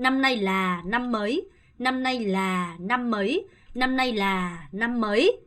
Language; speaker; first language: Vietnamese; non-native, fluent; Korean